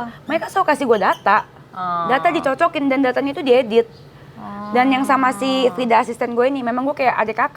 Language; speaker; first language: Indonesian; native; Indonesian